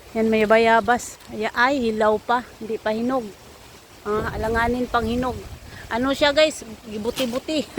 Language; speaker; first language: Filipino; non-native, local second language; Cebuano